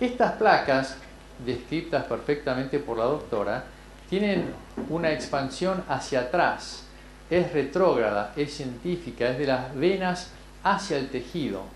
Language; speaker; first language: Spanish; native; Spanish